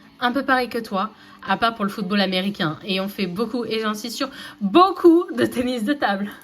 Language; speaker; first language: French; native; French